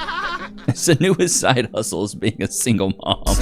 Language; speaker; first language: English; native; English